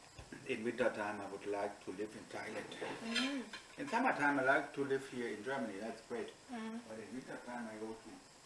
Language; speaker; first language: English; non-native, fluent; German